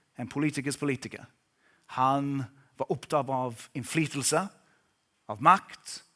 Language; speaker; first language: Norwegian; non-native, fluent; English